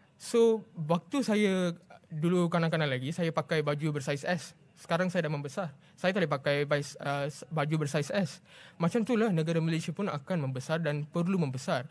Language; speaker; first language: Malay; non-native, local second language; Tamil